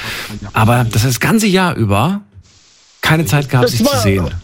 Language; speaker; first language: German; native; German